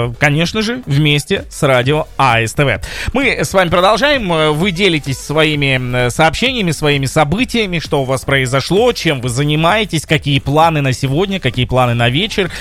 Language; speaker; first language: Russian; native; Russian